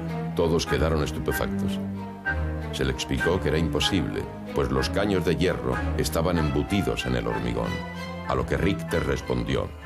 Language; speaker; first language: Spanish; native; Spanish